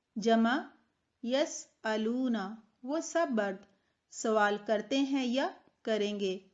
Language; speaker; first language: Urdu; native; Urdu